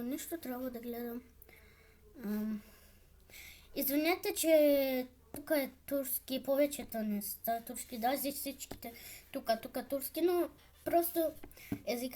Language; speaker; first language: Bulgarian; non-native, local second language; Turkish